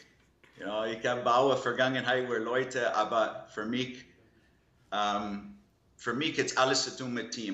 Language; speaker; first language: German; non-native, learner; English